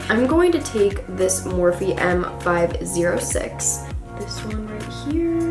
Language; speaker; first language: English; native; English